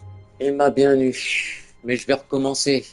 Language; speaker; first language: French; native; French